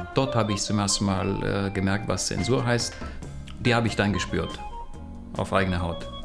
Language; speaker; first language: German; non-native, fluent; Romanian